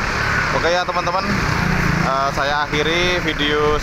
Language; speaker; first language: Indonesian; native; Indonesian